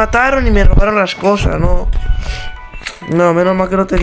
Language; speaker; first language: Spanish; native; Spanish